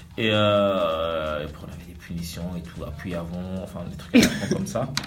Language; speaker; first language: French; early bilingual, other home language; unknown